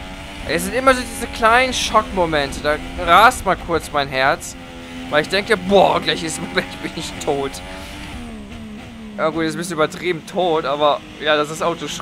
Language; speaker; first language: German; native; German